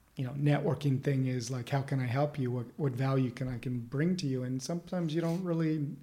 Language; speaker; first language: English; native; English